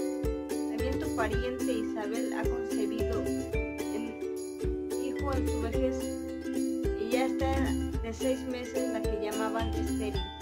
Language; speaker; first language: Spanish; native; Spanish